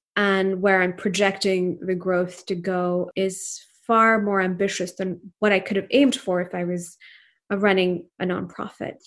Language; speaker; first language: English; non-native, local second language; Urdu